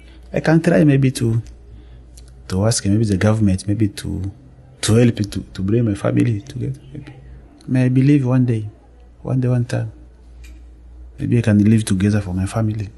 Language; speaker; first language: English; non-native, learner; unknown